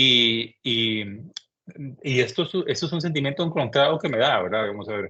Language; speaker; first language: Spanish; native; Spanish